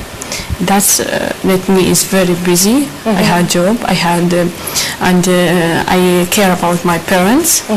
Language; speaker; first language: English; non-native, learner; Arabic